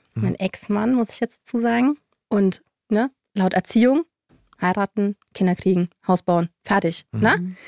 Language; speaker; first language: German; non-native, fluent; Polish